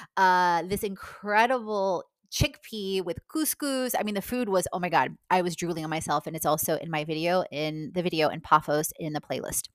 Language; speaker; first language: English; non-native, fluent; Polish